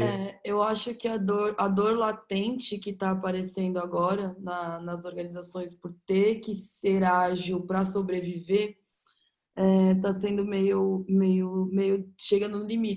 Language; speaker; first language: Portuguese; native; Portuguese